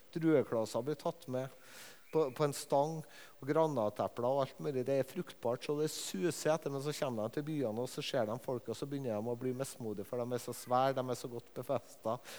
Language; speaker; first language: Norwegian; native; Norwegian